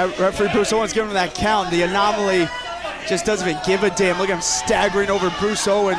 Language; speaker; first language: English; native; English